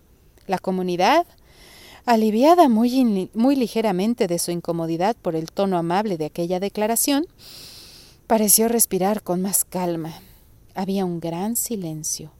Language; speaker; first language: Spanish; native; Spanish